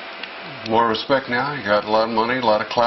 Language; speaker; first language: English; native; English